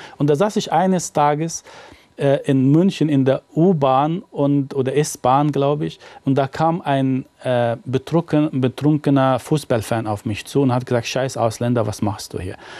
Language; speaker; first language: German; non-native, fluent; Arabic